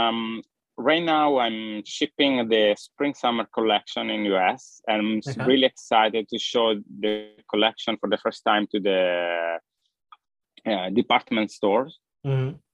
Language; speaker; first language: English; non-native, fluent; Italian